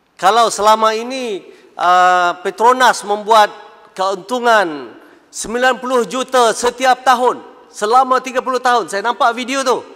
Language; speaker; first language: Malay; native; Malay